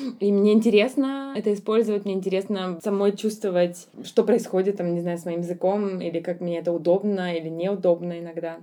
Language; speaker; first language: Russian; early bilingual, heritage; Russian